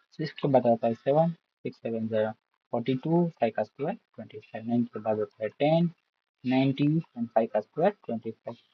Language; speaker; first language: Hindi; non-native, local second language; Gujarati